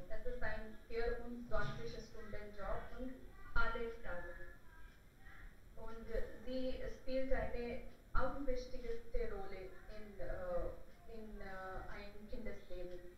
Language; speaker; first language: German; non-native, learner; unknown